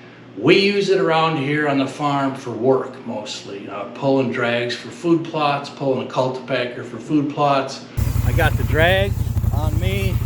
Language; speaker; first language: English; native; English